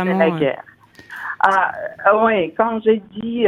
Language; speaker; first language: French; non-native, fluent; Russian